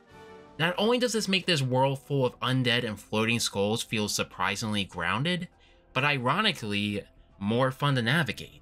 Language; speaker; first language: English; native; English